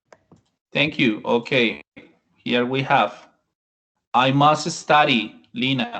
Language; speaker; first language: English; non-native, fluent; Spanish